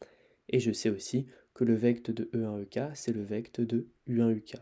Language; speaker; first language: French; native; French